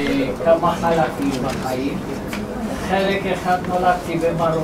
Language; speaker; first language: Hebrew; non-native, fluent; French